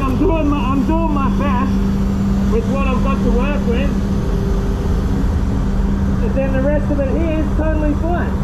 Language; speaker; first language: English; native; English